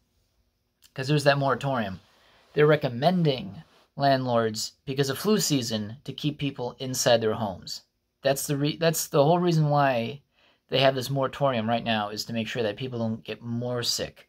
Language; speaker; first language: English; native; English